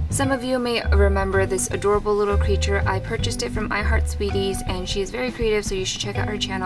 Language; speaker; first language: English; native; English